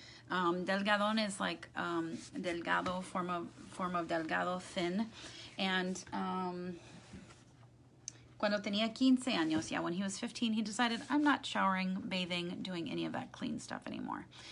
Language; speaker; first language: English; native; English